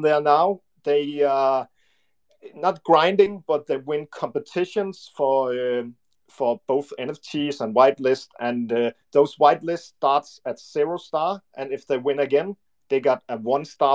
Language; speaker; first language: English; non-native, fluent; Danish